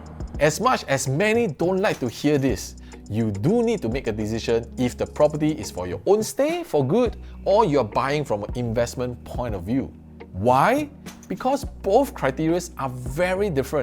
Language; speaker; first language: English; native; English